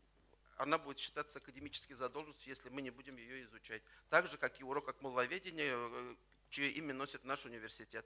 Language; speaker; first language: Russian; native; Russian